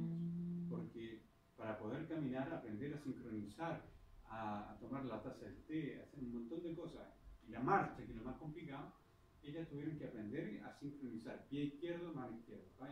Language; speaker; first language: Spanish; native; Spanish